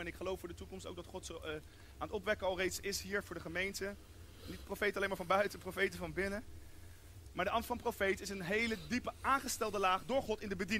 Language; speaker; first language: Dutch; native; Dutch